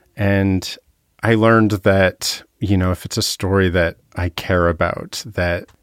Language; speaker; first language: English; native; English